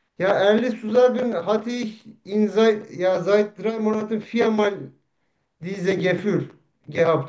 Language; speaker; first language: German; non-native, learner; Turkish